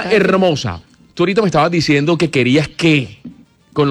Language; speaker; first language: Spanish; native; Spanish